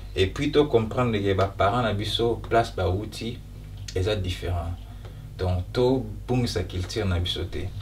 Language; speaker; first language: Lingala; early bilingual, heritage; Lingala